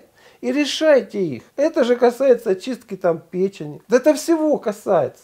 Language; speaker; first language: Russian; native; Russian